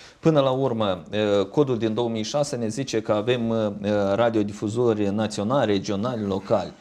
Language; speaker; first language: Romanian; native; Romanian